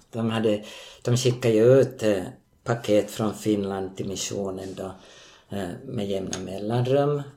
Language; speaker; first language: Swedish; native; Swedish